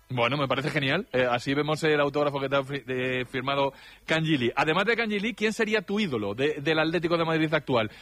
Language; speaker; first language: Spanish; native; Spanish